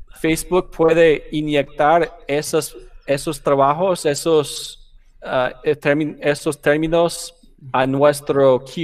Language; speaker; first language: Spanish; non-native, fluent; English